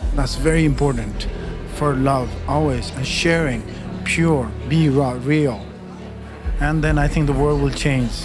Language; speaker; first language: English; non-native, local second language; Nepali